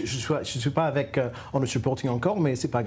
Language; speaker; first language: French; non-native, fluent; English